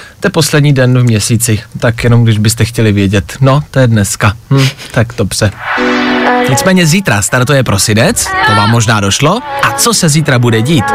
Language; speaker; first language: Czech; native; Czech